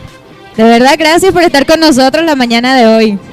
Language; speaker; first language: Spanish; native; Spanish